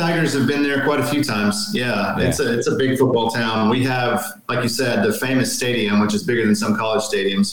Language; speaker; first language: English; native; English